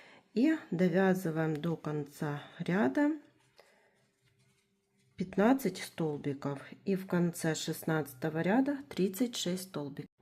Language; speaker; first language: Russian; native; Russian